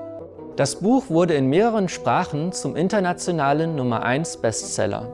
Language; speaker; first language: German; native; German